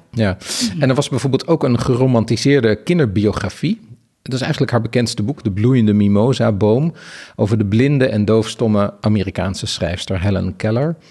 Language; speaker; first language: Dutch; native; Dutch